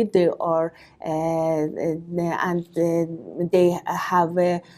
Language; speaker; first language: English; non-native, learner; Persian